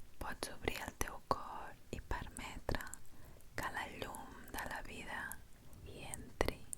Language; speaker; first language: Catalan; non-native, local second language; Spanish